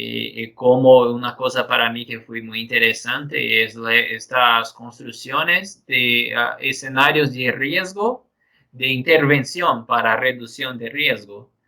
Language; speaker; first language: Spanish; non-native, fluent; Portuguese